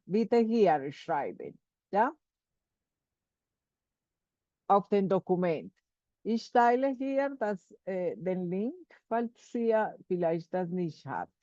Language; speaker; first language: German; non-native, fluent; Spanish